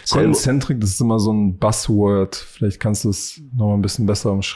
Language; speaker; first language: German; native; German